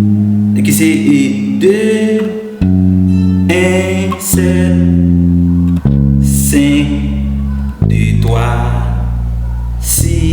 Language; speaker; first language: French; non-native, learner; Haitian Creole